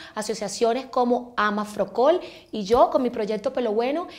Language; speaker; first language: Spanish; native; Spanish